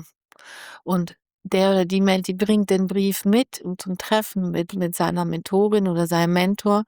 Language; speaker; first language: German; native; German